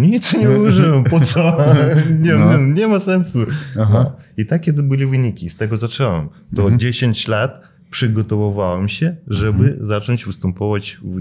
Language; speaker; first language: Polish; non-native, fluent; Russian